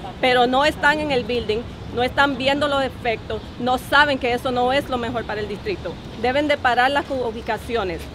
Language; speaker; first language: Spanish; native; Spanish